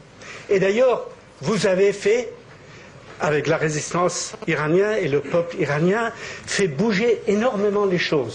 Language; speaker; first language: French; native; French